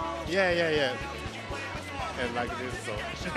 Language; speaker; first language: English; non-native, learner; Japanese